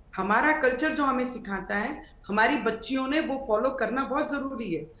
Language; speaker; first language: Hindi; non-native, local second language; Marathi